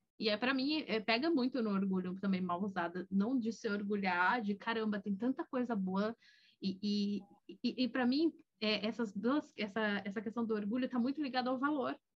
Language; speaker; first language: Portuguese; native; Portuguese